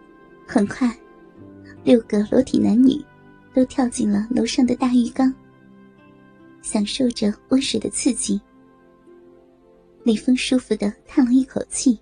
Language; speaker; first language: Chinese; native; Chinese